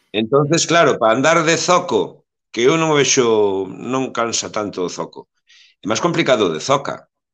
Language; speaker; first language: Galician; native; Galician